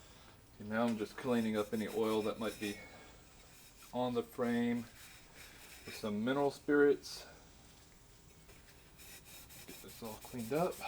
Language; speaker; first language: English; native; English